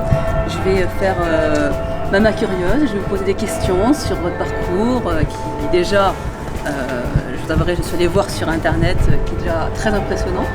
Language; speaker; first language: French; native; French